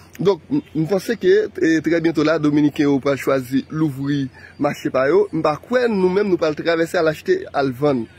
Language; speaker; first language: French; non-native, local second language; Haitian Creole